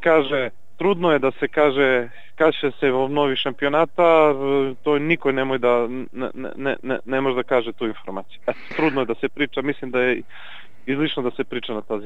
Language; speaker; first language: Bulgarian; non-native, learner; Serbian